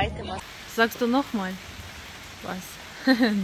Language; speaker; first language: German; non-native, learner; Ukrainian